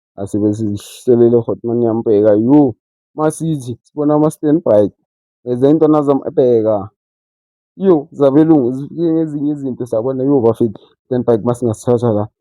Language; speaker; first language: Zulu; non-native, local second language; Xhosa